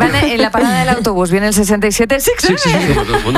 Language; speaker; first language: Spanish; native; Spanish